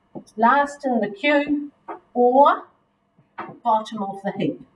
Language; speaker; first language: English; native; English